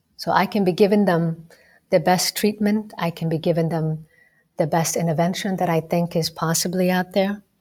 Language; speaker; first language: English; non-native, local second language; Somali